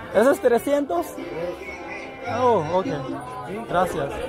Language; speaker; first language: Spanish; non-native, learner; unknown